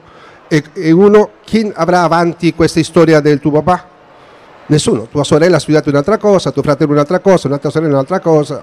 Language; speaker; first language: Italian; non-native, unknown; Spanish